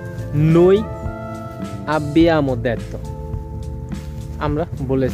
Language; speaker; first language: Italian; non-native, fluent; Bangla